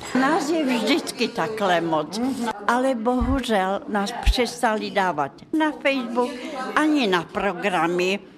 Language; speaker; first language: Czech; non-native, fluent; Russian